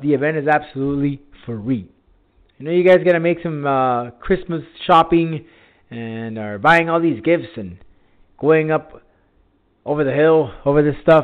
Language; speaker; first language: English; early bilingual, other home language; Spanish